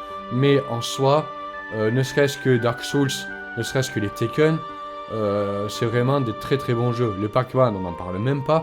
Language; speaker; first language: French; native; French